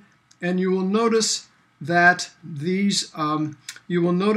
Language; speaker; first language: English; native; English